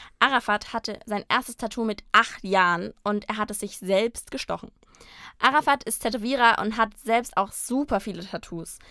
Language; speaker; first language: German; native; German